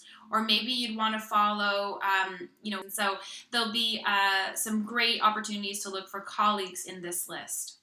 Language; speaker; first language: English; native; English